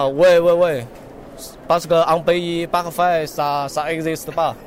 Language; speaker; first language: French; non-native, learner; Chinese